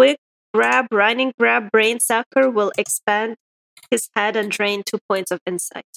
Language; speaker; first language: English; non-native, fluent; Russian